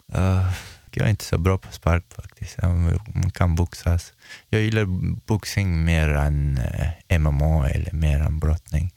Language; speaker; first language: Swedish; non-native, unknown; Chechen